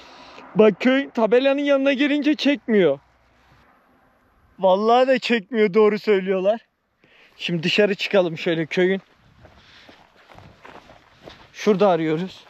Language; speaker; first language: Turkish; native; Turkish